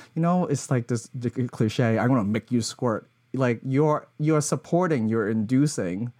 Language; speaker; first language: English; early bilingual, other home language; Cantonese